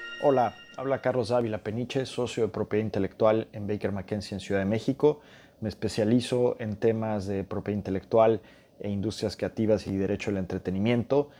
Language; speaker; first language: Spanish; native; Spanish